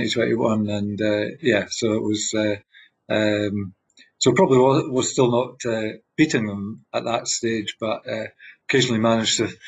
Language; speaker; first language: English; native; English